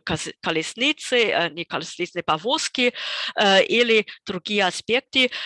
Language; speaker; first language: Russian; non-native, fluent; German